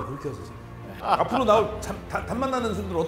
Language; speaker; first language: Korean; native; Korean